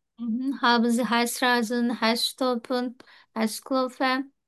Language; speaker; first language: German; non-native, learner; Turkish